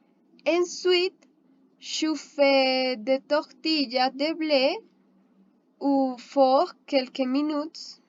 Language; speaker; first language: French; non-native, learner; Spanish